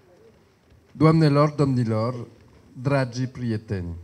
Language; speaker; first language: Romanian; non-native, learner; French